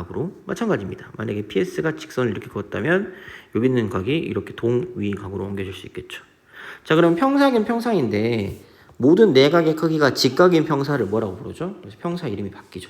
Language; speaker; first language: Korean; native; Korean